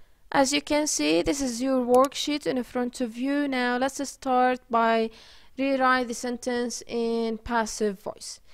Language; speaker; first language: English; non-native, fluent; Arabic